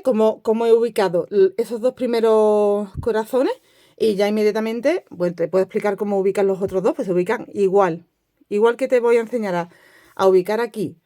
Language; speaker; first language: Spanish; native; Spanish